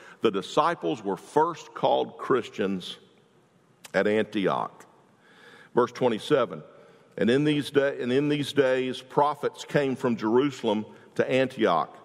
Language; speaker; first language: English; native; English